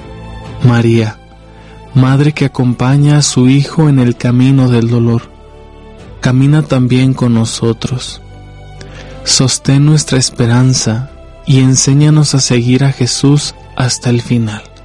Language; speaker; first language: Spanish; native; Spanish